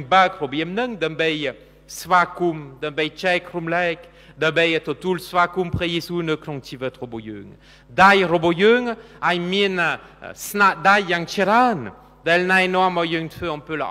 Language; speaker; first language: Khmer; non-native, fluent; French